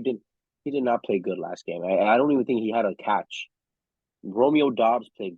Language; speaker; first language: English; native; English